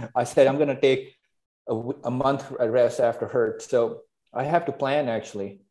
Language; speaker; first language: English; non-native, local second language; Hindi